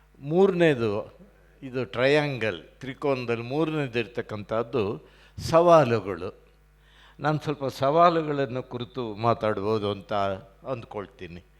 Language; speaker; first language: Kannada; non-native, local second language; Telugu